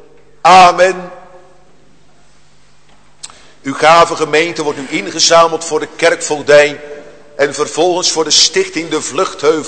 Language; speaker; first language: Dutch; native; Dutch